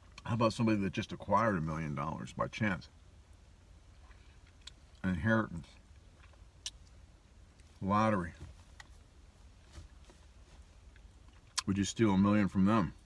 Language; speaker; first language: English; native; English